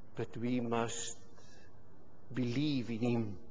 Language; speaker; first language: English; non-native, local second language; Afrikaans